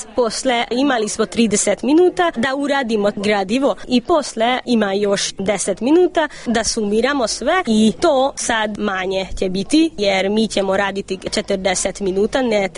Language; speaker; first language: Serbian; non-native, local second language; Hungarian